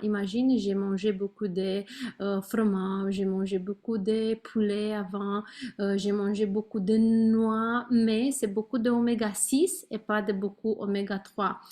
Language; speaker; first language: French; non-native, learner; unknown